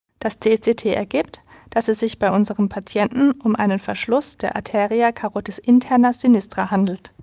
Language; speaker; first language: German; native; German